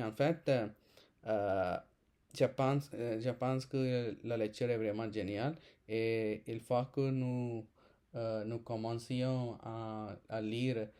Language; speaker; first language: French; non-native, learner; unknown